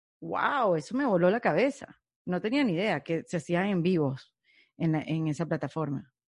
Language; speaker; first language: Spanish; native; Spanish